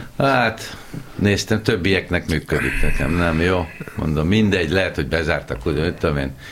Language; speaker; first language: Hungarian; native; Hungarian